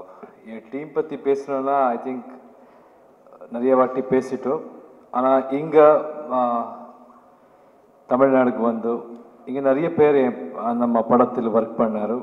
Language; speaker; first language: Tamil; non-native, learner; Kannada